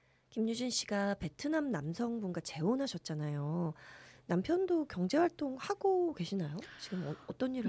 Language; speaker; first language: Korean; native; Korean